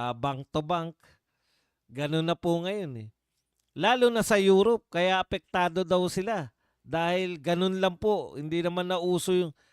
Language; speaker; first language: Filipino; native; Filipino